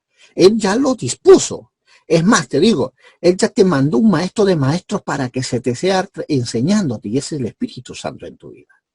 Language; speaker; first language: Spanish; native; Spanish